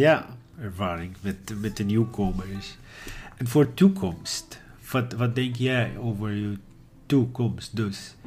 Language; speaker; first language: Dutch; non-native, learner; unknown